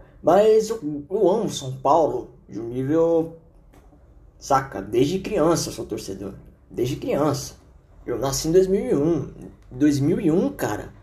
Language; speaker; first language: Portuguese; native; Portuguese